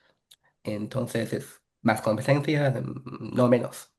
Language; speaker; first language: Spanish; non-native, fluent; English